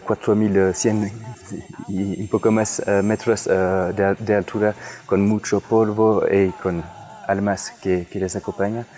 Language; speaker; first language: Spanish; non-native, fluent; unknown